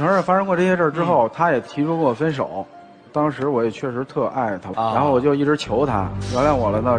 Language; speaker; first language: Chinese; native; Chinese